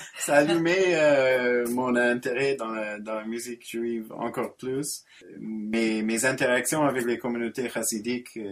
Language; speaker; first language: French; non-native, local second language; English